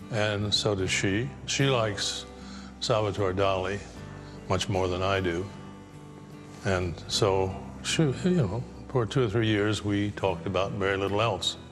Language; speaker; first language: English; native; English